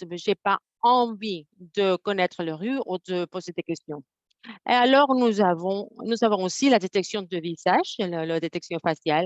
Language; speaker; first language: French; non-native, fluent; Spanish